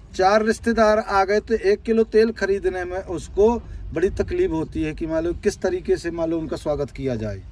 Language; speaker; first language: Hindi; native; Hindi